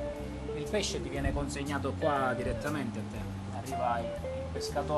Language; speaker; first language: Italian; native; Italian